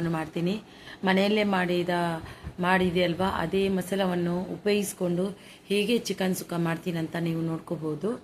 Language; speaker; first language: Kannada; non-native, local second language; Tulu